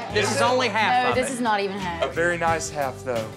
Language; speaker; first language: English; native; English